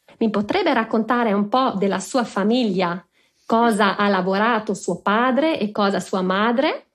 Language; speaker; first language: Italian; non-native, local second language; German